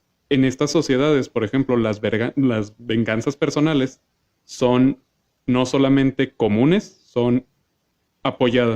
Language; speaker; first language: Spanish; native; Spanish